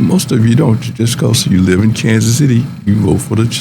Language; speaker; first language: English; native; English